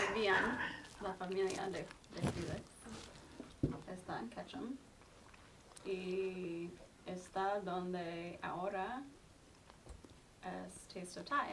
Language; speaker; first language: Spanish; non-native, fluent; English